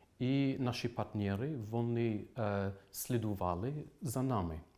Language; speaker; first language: Ukrainian; non-native, fluent; English